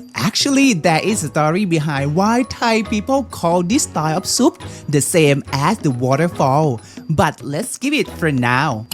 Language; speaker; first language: English; non-native, fluent; Thai